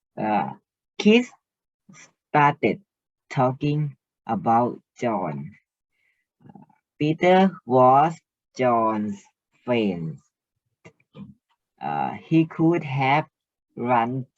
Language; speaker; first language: English; non-native, learner; Thai